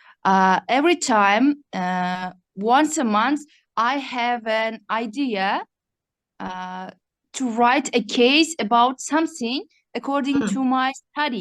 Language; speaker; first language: English; non-native, learner; Uzbek